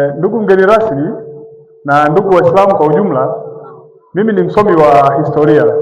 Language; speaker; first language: Swahili; non-native, local second language; Sukuma